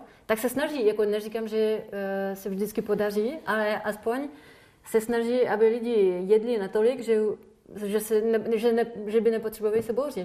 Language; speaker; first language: Czech; non-native, fluent; French